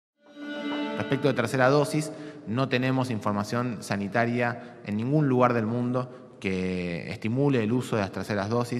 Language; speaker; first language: Spanish; native; Spanish